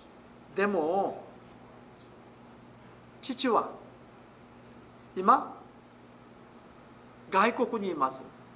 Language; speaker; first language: Japanese; non-native, fluent; Korean